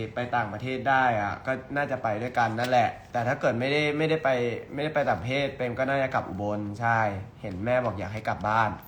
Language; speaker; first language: Thai; native; Thai